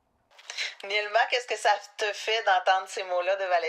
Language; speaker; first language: French; native; French